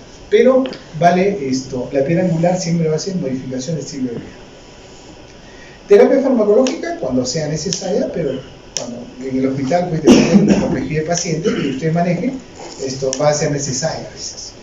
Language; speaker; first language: Spanish; native; Spanish